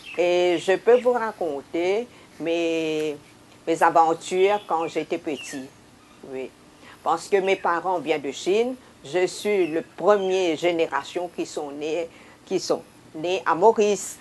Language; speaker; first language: French; non-native, local second language; Hakka Chinese